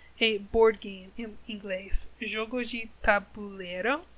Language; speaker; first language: Portuguese; non-native, learner; English